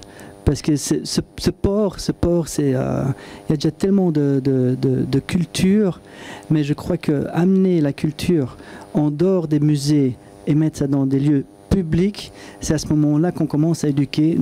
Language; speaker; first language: French; non-native, local second language; Dutch